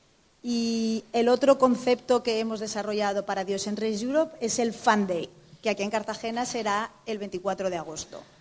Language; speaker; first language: Spanish; native; Spanish